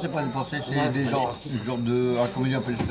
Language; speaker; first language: French; native; French